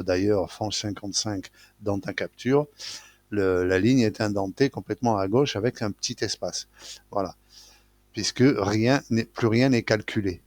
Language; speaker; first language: French; native; French